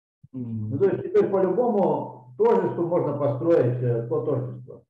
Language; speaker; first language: Russian; native; Russian